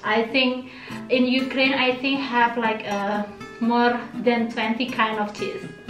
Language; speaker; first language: English; non-native, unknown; Indonesian